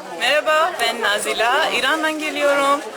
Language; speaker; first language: Turkish; non-native, learner; Azerbaijani